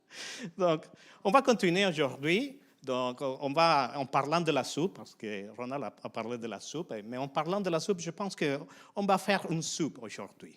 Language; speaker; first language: French; non-native, fluent; Spanish